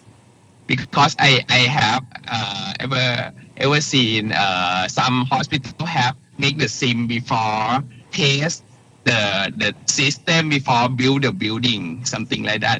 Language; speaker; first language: English; non-native, learner; Thai